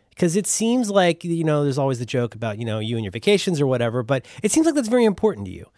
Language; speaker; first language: English; native; English